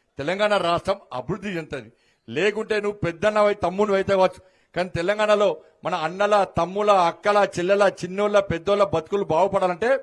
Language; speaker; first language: Telugu; native; Telugu